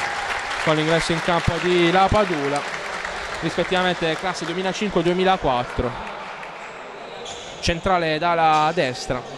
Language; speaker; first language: Italian; native; Italian